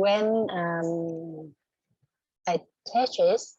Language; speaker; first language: English; non-native, learner; Vietnamese